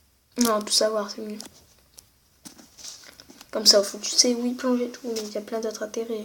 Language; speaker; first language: French; native; French